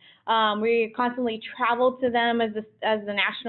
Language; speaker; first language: English; early bilingual, other home language; Portuguese